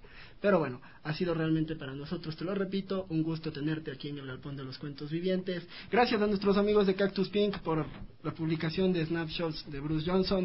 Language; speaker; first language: Spanish; native; Spanish